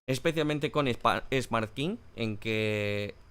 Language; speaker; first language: Spanish; non-native, learner; English